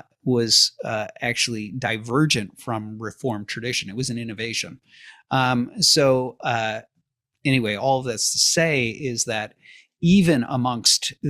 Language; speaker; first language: English; native; English